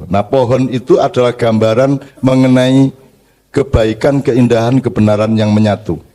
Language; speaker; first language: Indonesian; native; Indonesian